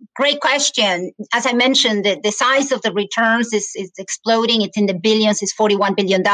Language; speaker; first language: English; non-native, fluent; Spanish